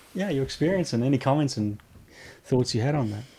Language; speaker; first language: English; native; English